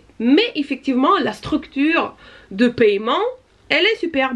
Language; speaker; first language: French; non-native, fluent; Russian